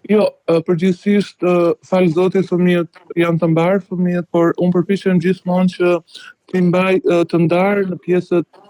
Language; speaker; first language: Albanian; native; Albanian